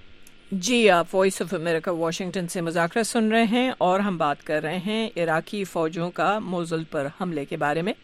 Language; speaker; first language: Urdu; native; Urdu